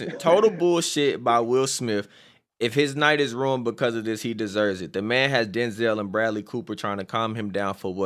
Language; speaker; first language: English; native; English